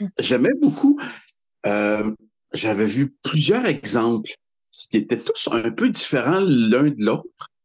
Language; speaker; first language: French; native; French